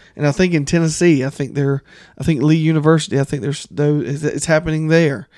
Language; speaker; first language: English; native; English